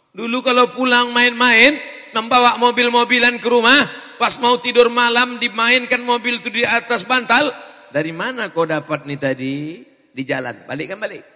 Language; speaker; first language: Indonesian; native; Indonesian